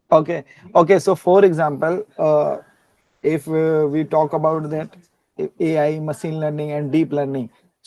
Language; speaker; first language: English; non-native, learner; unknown